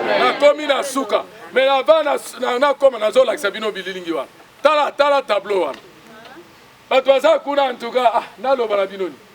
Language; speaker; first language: Lingala; non-native, local second language; Kongo